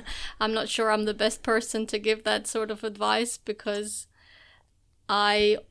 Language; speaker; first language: English; non-native, fluent; Albanian